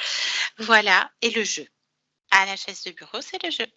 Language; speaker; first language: French; native; French